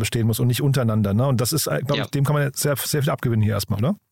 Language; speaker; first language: German; native; German